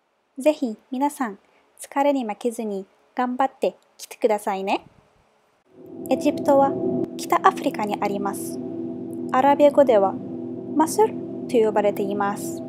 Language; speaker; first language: Japanese; non-native, fluent; Arabic